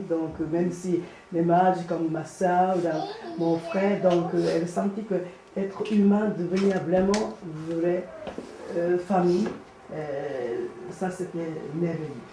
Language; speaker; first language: French; non-native, learner; Japanese